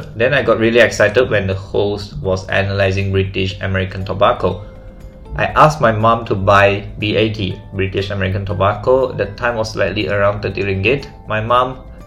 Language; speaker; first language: English; non-native, local second language; Chinese